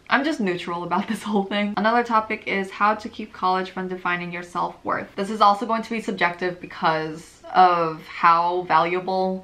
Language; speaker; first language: English; native; English